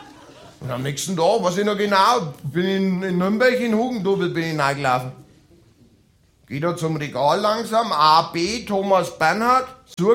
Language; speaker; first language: German; native; German